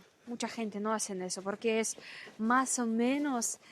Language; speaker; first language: Spanish; non-native, learner; Russian